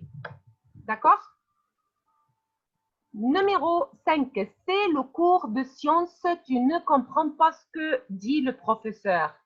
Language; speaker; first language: French; non-native, fluent; Arabic